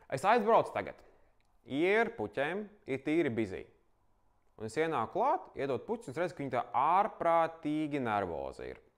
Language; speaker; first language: Latvian; native; Latvian